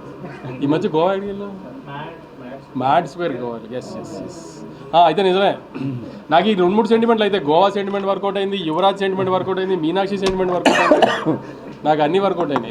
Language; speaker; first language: Telugu; native; Telugu